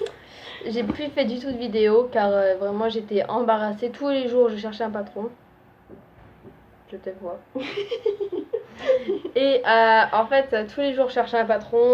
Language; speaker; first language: French; native; French